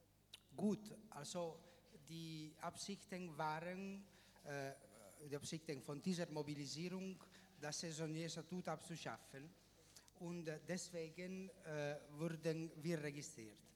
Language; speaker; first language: German; non-native, fluent; Italian